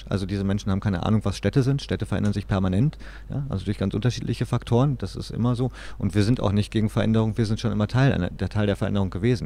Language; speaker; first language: German; native; German